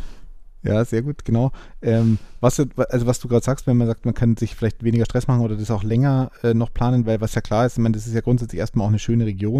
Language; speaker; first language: German; native; German